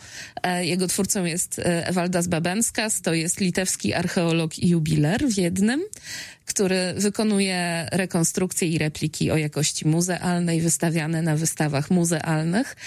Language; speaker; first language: Polish; native; Polish